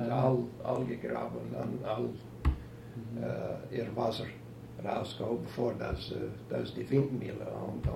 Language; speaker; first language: German; early bilingual, heritage; German